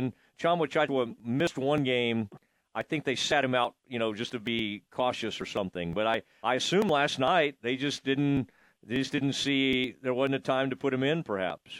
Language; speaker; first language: English; native; English